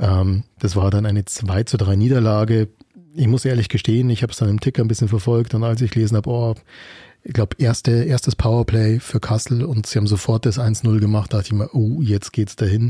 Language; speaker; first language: German; native; German